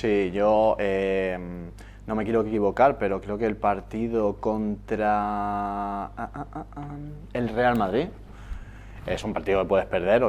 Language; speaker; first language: Spanish; native; Spanish